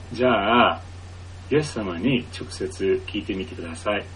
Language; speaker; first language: Japanese; non-native, fluent; English